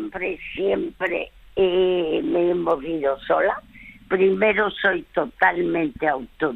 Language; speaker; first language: Spanish; early bilingual, other home language; French